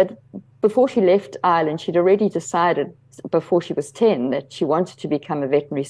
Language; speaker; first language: English; native; English